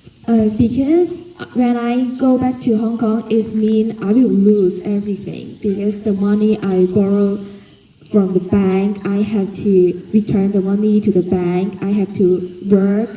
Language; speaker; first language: English; non-native, fluent; Cantonese